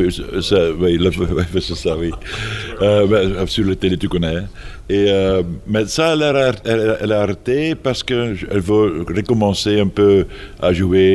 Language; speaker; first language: French; non-native, fluent; Dutch